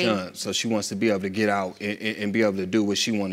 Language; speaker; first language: English; native; English